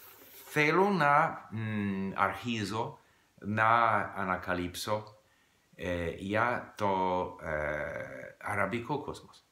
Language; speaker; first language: Greek; non-native, learner; English